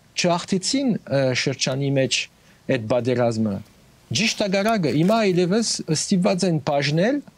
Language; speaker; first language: Armenian; early bilingual, heritage; Armenian